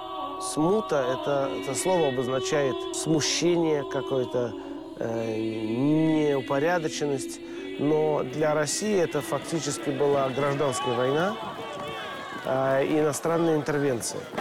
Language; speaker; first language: Russian; native; Russian